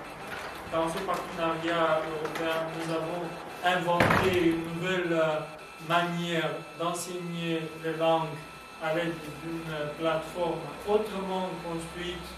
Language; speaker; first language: French; non-native, fluent; Romanian